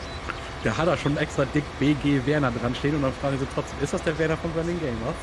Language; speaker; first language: German; native; German